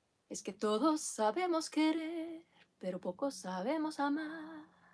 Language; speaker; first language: Spanish; non-native, fluent; English